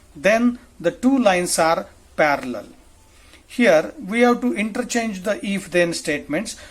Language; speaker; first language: English; non-native, local second language; Marathi